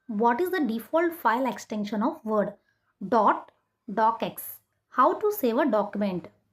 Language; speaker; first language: English; non-native, local second language; Telugu